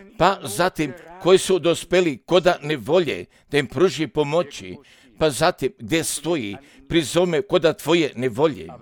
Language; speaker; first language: Croatian; early bilingual, heritage; Serbian